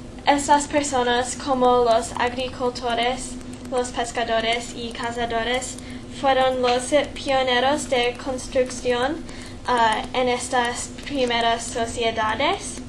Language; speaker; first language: Spanish; non-native, learner; English